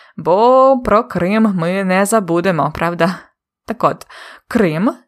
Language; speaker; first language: Ukrainian; native; Ukrainian